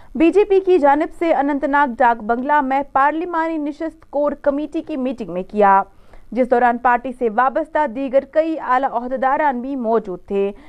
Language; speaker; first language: Urdu; non-native, local second language; Kashmiri